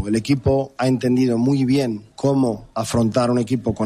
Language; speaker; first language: Spanish; native; Spanish